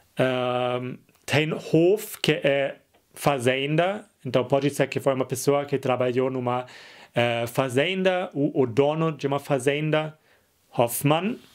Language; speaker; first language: Portuguese; non-native, fluent; German